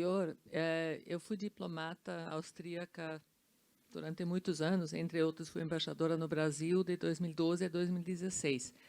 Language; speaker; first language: Portuguese; non-native, fluent; German